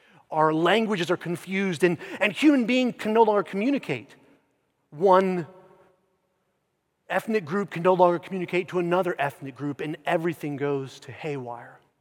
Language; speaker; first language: English; native; English